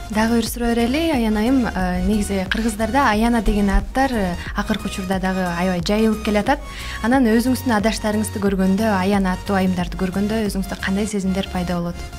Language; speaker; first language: Kyrgyz; native; Kyrgyz